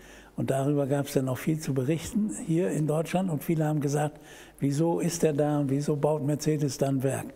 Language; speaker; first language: German; native; German